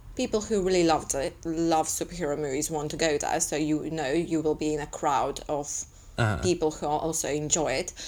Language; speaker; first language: English; non-native, fluent; Latvian